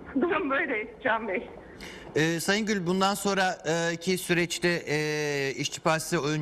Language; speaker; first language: Turkish; native; Turkish